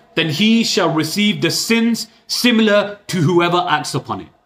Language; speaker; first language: English; early bilingual, other home language; Urdu